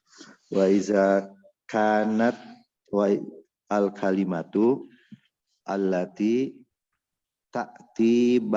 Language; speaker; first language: Arabic; non-native, learner; Indonesian